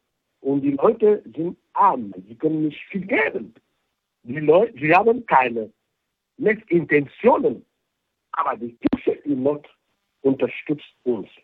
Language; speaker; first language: German; non-native, fluent; French